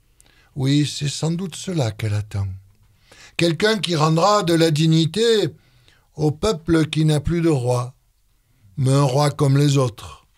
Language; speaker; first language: French; native; French